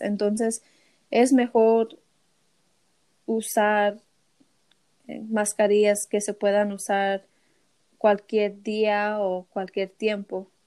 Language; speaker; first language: Spanish; early bilingual, heritage; Spanish